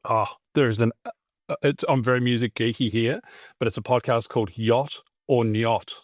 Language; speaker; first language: English; native; English